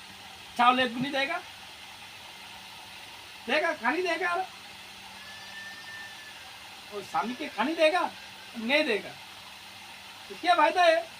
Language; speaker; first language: Hindi; non-native, local second language; Bangla